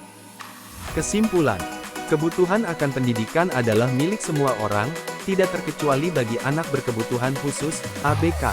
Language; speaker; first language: Indonesian; native; Indonesian